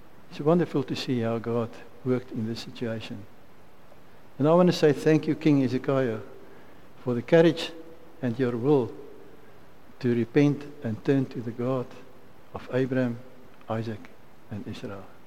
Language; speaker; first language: English; non-native, local second language; Afrikaans